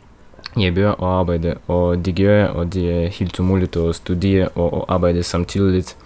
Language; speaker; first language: Norwegian; non-native, learner; Russian